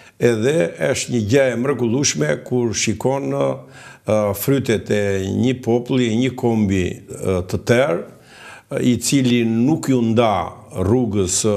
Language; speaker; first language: Albanian; native; Albanian